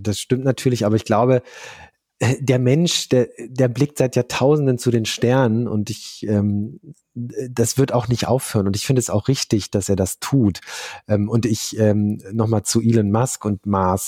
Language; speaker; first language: German; native; German